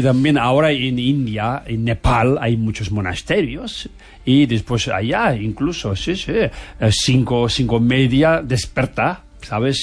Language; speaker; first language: Spanish; non-native, fluent; Tibetan